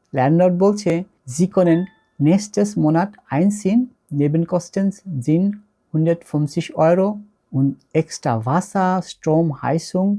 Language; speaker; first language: German; non-native, learner; Bangla